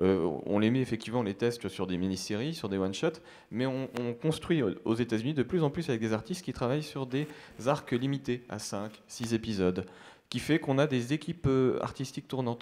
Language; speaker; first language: French; native; French